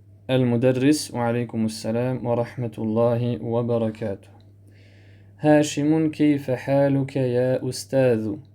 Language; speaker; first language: Arabic; non-native, fluent; French